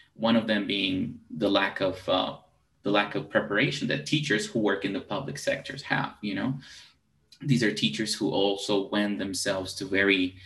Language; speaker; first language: English; non-native, fluent; Spanish